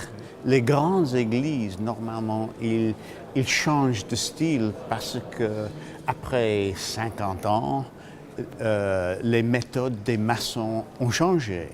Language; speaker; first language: French; non-native, fluent; English